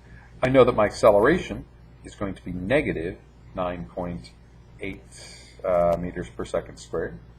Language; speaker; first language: English; native; English